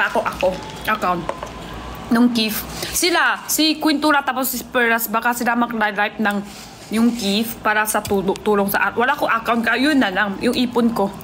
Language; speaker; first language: Filipino; non-native, learner; Chinese